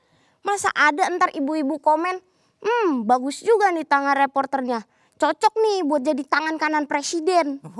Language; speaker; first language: Indonesian; native; Indonesian